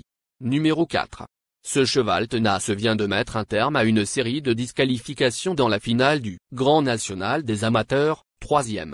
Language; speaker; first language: French; native; French